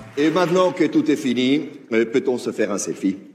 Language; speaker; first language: English; non-native, learner; Italian